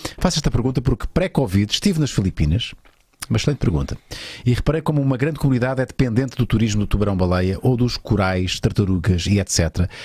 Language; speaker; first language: Portuguese; native; Portuguese